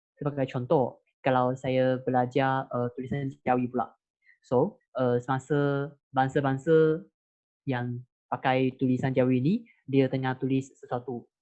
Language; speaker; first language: Malay; non-native, local second language; Chinese